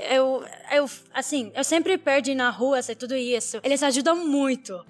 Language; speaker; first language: Portuguese; non-native, learner; Arabic